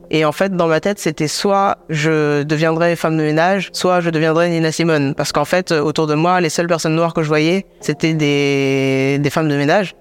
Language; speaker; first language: French; native; French